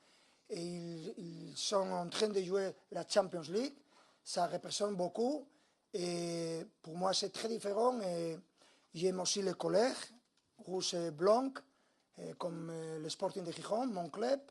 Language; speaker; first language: French; non-native, learner; Spanish